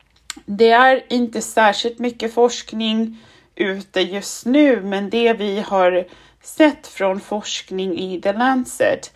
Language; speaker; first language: Swedish; non-native, fluent; German